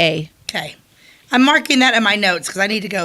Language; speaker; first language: English; native; English